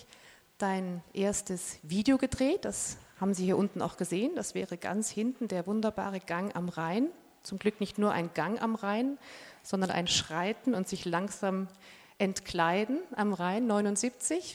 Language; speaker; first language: German; native; German